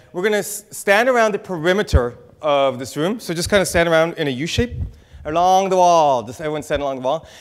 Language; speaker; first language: English; native; English